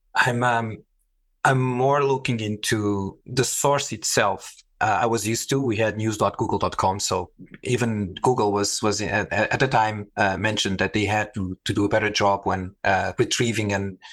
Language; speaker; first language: English; non-native, fluent; Portuguese